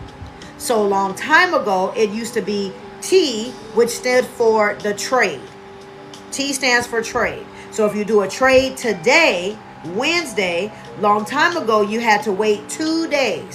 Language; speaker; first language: English; native; English